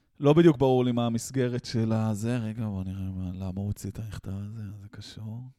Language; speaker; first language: Hebrew; non-native, local second language; Arabic